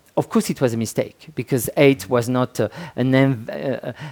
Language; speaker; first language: English; non-native, fluent; French